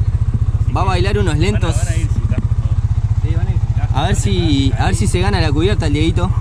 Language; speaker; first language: Spanish; native; Spanish